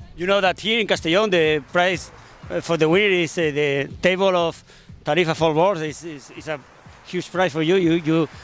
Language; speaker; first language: English; non-native, learner; Spanish